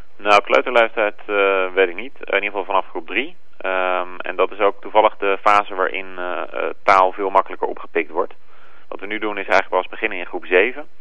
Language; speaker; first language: Dutch; native; Dutch